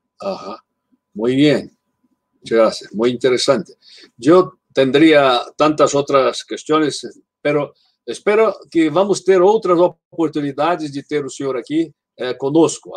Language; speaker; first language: Spanish; non-native, fluent; Portuguese